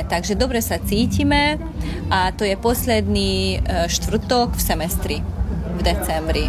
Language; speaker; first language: Slovak; non-native, local second language; Hungarian